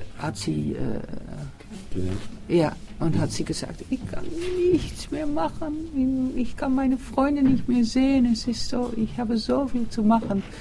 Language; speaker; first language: German; non-native, learner; Dutch